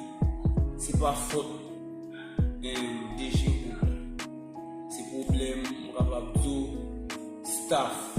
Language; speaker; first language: French; non-native, learner; Haitian Creole